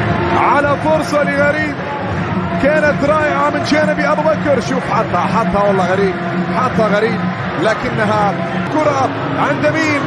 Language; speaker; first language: Arabic; native; Arabic